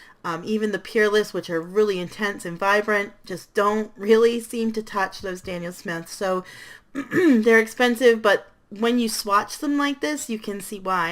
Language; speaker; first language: English; native; English